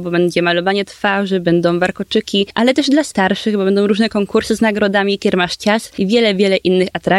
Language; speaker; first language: Polish; native; Polish